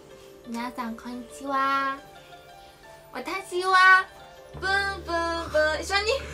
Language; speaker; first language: Japanese; non-native, learner; Chinese